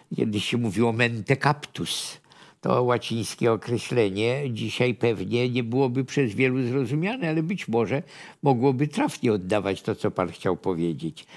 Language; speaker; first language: Polish; native; Polish